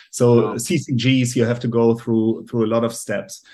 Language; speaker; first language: English; non-native, fluent; German